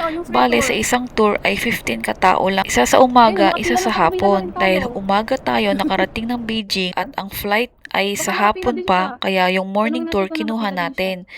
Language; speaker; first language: Filipino; native; Filipino